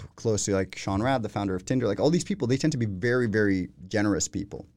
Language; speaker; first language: English; non-native, fluent; Spanish